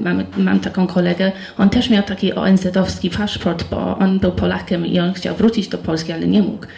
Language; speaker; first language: Polish; non-native, fluent; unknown